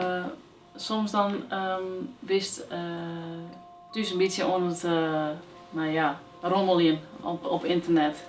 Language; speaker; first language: Dutch; non-native, local second language; Western Frisian